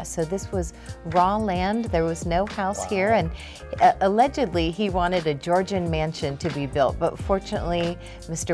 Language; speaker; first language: English; native; English